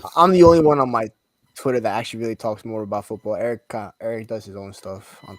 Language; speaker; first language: English; native; English